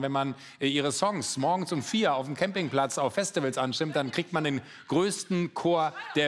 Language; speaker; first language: German; native; German